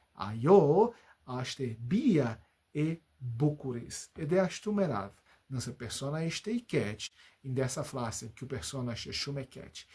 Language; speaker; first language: Albanian; non-native, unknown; Portuguese